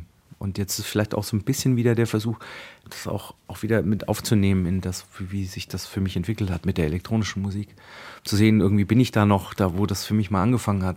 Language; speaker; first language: German; native; German